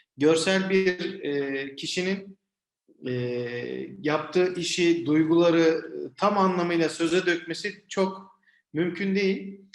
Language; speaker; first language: Turkish; native; Turkish